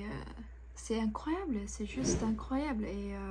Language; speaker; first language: French; non-native, fluent; Japanese